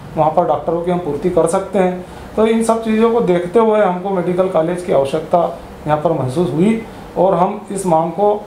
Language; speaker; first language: Hindi; native; Hindi